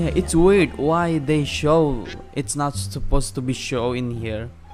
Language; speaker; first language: English; non-native, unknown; Indonesian